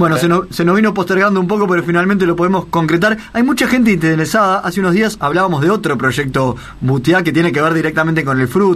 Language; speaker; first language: Spanish; native; Spanish